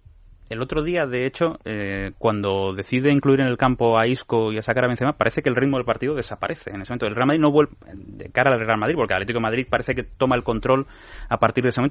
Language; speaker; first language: Spanish; native; Spanish